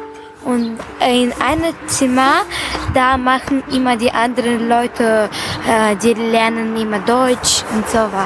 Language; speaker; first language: German; early bilingual, other home language; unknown